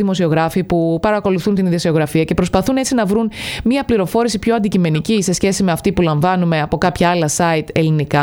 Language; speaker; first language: Greek; native; Greek